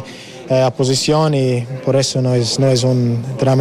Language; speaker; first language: Spanish; non-native, learner; English